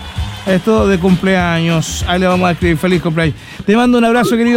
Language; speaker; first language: Spanish; native; Spanish